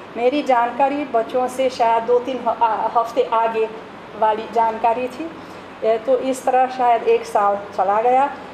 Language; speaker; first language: Hindi; non-native, fluent; Hungarian